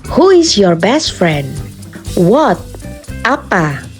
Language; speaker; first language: English; non-native, local second language; Indonesian